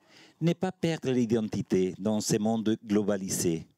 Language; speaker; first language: French; non-native, learner; Spanish